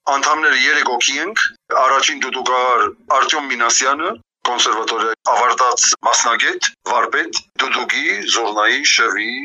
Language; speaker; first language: Armenian; early bilingual, heritage; Armenian